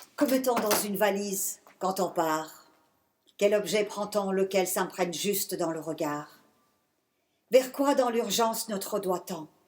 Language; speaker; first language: French; early bilingual, other home language; Persian